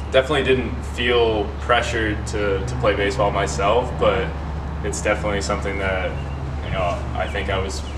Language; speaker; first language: English; native; English